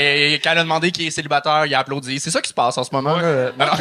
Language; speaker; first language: French; native; French